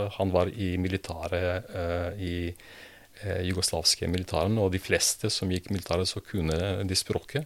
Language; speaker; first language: Norwegian; non-native, fluent; Serbian